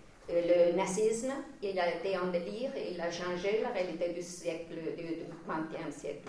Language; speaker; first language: French; non-native, fluent; Spanish